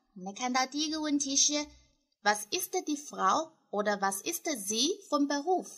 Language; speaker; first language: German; non-native, fluent; Chinese